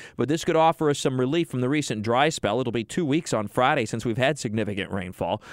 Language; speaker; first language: English; native; English